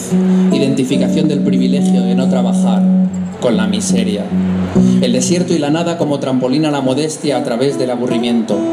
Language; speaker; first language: Spanish; native; Spanish